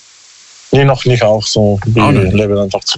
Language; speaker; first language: German; non-native, learner; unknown